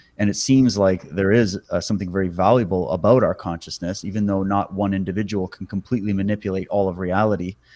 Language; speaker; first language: English; native; English